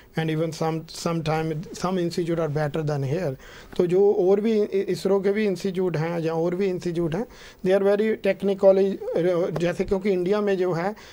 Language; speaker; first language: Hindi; non-native, local second language; Punjabi